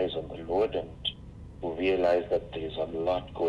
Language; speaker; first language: English; non-native, local second language; Shona